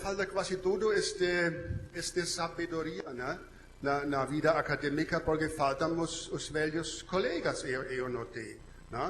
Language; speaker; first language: Portuguese; non-native, learner; German